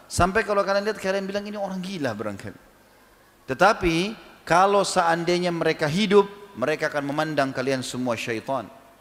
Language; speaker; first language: Malay; native; Malay